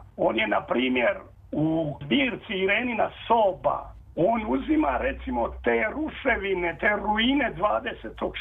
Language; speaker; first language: Serbian; native; Serbian